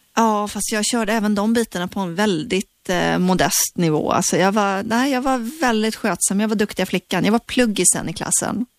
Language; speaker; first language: Swedish; native; Swedish